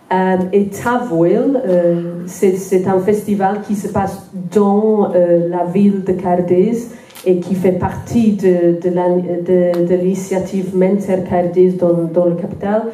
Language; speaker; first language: French; non-native, fluent; Welsh